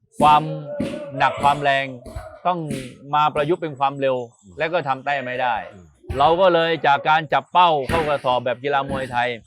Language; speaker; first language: Thai; native; Thai